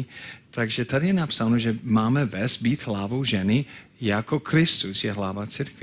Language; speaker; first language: Czech; non-native, fluent; English